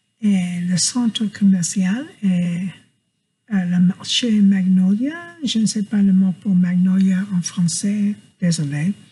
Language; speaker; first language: French; non-native, learner; English